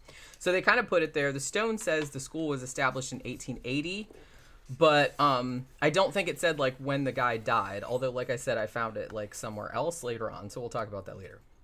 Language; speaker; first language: English; native; English